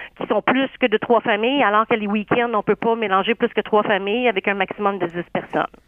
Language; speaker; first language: French; native; French